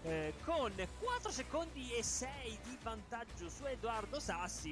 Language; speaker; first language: Italian; native; Italian